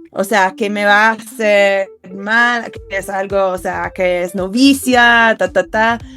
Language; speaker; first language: Spanish; non-native, fluent; English